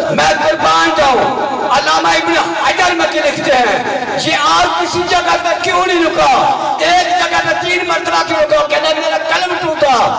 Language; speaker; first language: Urdu; non-native, local second language; Punjabi